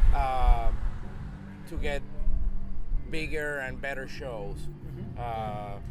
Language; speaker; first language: English; non-native, fluent; Spanish